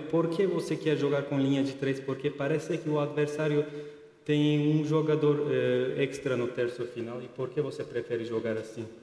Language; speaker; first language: Portuguese; non-native, fluent; Turkish